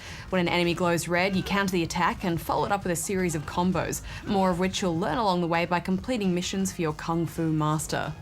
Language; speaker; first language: English; native; English